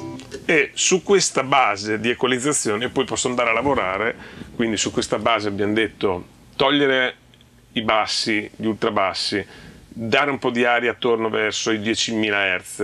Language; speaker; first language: Italian; native; Italian